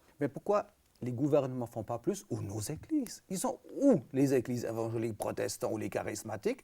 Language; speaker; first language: French; native; French